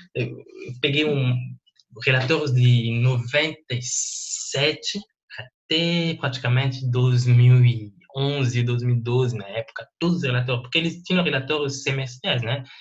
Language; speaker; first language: Portuguese; non-native, fluent; French